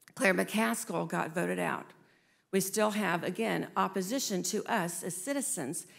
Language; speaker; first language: English; native; English